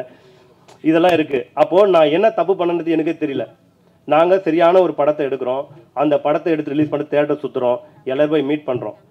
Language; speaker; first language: Tamil; native; Tamil